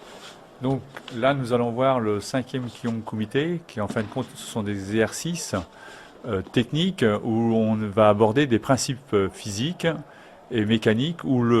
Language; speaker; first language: French; native; French